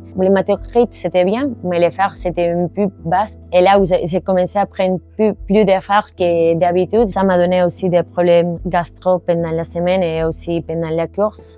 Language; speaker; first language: French; non-native, learner; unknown